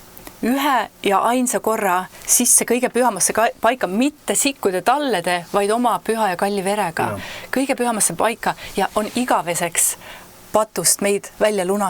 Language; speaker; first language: Estonian; native; Estonian